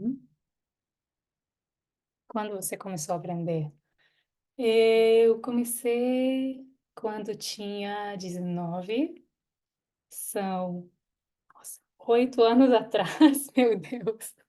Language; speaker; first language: Portuguese; non-native, fluent; Hebrew